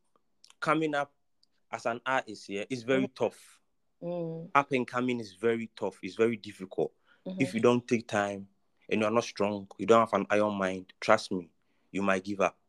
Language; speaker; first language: English; non-native, local second language; Akan